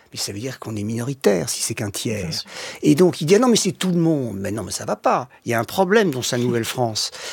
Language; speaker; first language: French; native; French